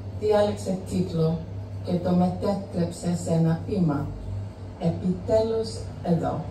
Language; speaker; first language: Greek; non-native, fluent; English